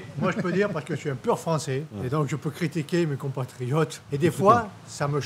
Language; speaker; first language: French; native; French